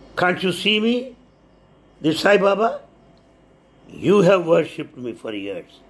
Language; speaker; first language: English; non-native, local second language; Telugu